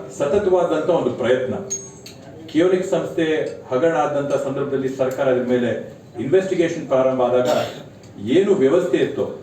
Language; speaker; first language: Kannada; native; Kannada